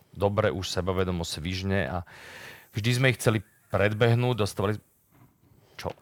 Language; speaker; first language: Slovak; native; Slovak